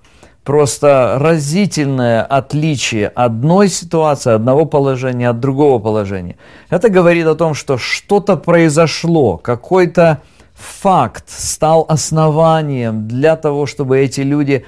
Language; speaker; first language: Russian; native; Russian